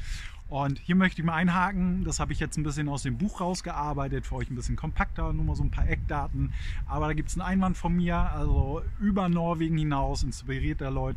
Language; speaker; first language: German; native; German